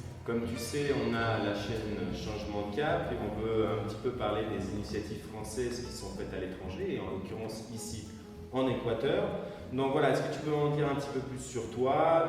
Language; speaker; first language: French; native; French